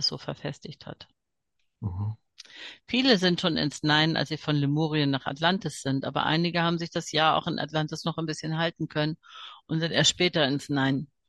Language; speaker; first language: German; native; German